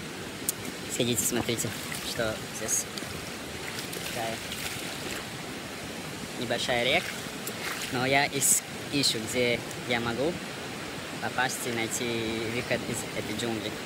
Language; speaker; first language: Russian; non-native, learner; Latvian